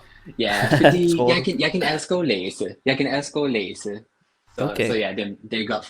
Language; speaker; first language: Danish; non-native, fluent; English